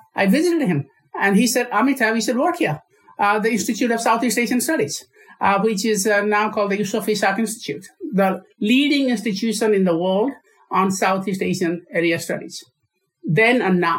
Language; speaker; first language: English; non-native, local second language; Odia